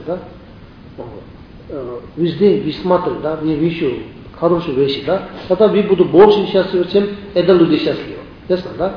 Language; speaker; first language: Russian; non-native, learner; Tibetan